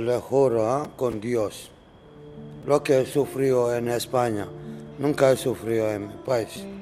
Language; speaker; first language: Spanish; non-native, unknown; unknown